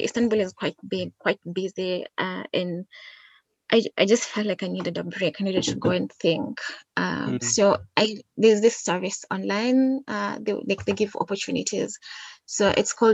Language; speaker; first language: English; non-native, local second language; Gusii